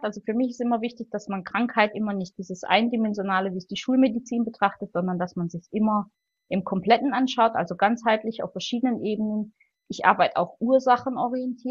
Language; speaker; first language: German; native; German